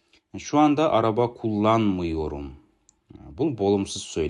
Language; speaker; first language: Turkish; non-native, fluent; Kazakh